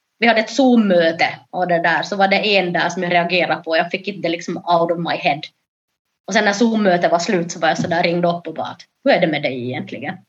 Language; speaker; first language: Swedish; native; Swedish